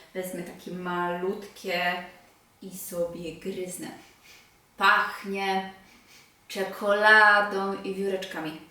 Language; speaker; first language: Polish; native; Polish